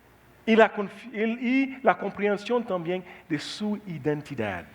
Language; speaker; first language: Spanish; non-native, learner; Haitian Creole